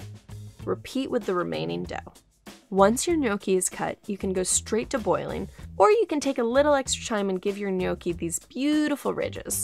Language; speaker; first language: English; native; English